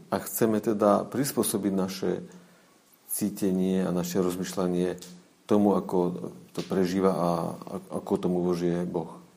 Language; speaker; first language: Slovak; native; Slovak